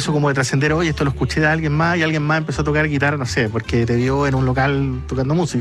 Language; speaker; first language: Spanish; native; Spanish